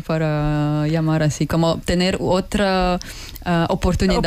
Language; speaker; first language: Spanish; non-native, fluent; Russian